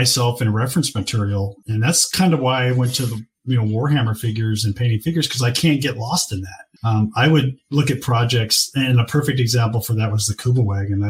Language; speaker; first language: English; native; English